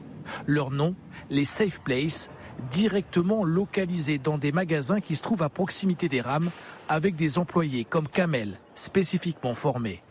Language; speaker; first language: French; native; French